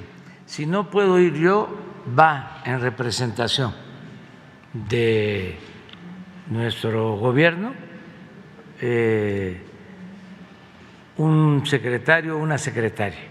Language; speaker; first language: Spanish; native; Spanish